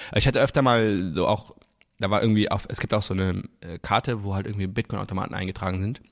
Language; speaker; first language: German; non-native, local second language; Luxembourgish